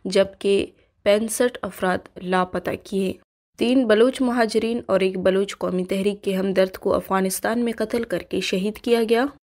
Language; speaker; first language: Urdu; non-native, local second language; Baluchi